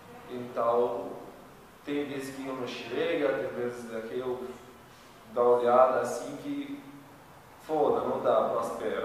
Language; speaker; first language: Portuguese; non-native, learner; Arabic